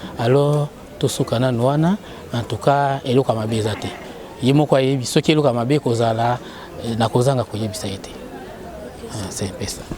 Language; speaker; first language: Lingala; native; Lingala